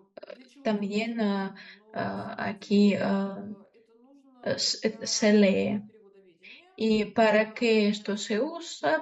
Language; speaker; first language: Spanish; non-native, fluent; Russian